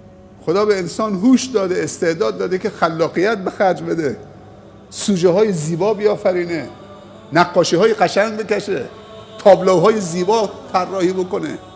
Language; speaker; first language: Persian; native; Persian